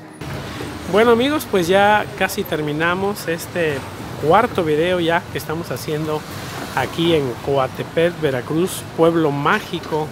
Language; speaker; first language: Spanish; native; Spanish